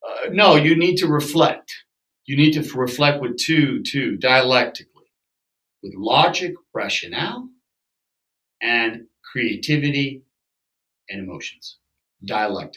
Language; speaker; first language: English; early bilingual, other home language; Spanish